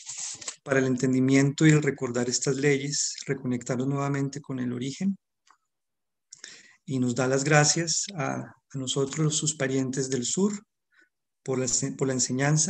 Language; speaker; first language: Spanish; native; Spanish